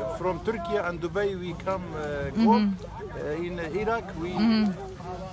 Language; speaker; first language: English; non-native, learner; Kurdish